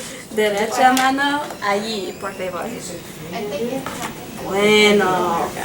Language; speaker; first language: Spanish; non-native, learner; English